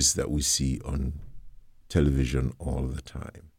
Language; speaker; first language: English; non-native, local second language; Krio